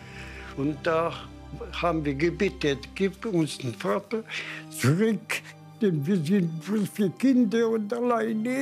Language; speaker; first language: German; non-native, fluent; Polish